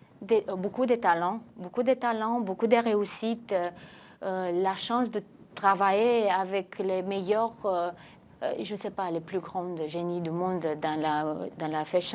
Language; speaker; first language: French; non-native, fluent; Romanian